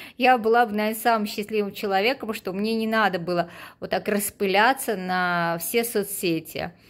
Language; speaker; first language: Russian; non-native, local second language; Armenian